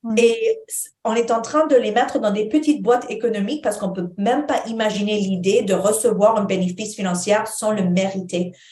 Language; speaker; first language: French; non-native, fluent; Arabic